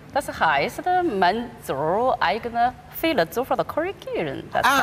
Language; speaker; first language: German; non-native, fluent; Chinese